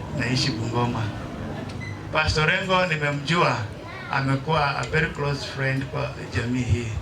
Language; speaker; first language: Swahili; non-native, local second language; Luyia